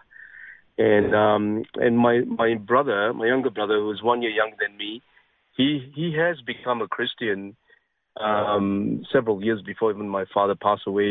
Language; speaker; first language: English; non-native, local second language; Min Nan Chinese